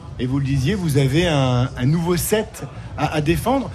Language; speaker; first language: French; native; French